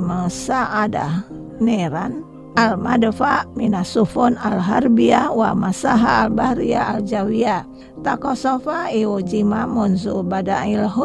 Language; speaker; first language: Arabic; non-native, fluent; Indonesian